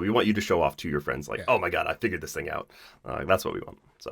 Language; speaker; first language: English; native; English